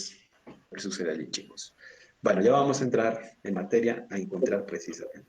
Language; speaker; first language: Spanish; native; Spanish